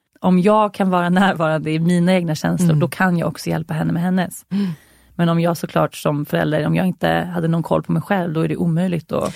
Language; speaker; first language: Swedish; native; Swedish